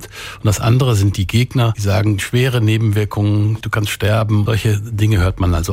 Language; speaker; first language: German; native; German